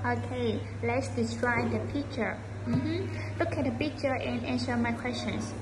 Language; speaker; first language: English; non-native, fluent; Vietnamese